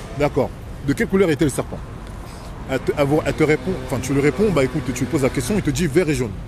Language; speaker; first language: French; native; French